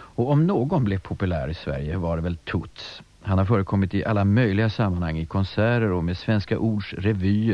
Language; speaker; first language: Swedish; native; Swedish